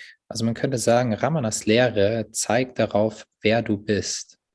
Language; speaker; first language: German; native; German